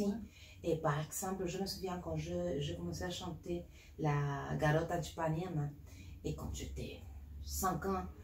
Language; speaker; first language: French; non-native, learner; Spanish